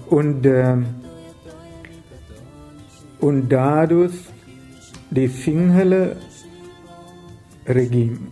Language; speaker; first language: German; non-native, learner; Sinhala